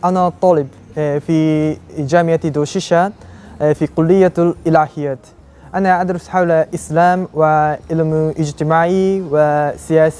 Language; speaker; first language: Arabic; non-native, learner; Japanese